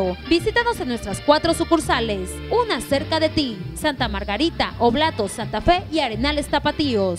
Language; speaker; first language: Spanish; native; Spanish